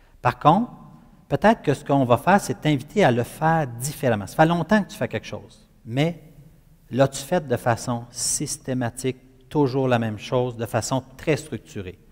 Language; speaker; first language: French; native; French